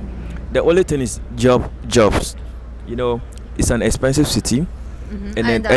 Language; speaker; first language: English; native; English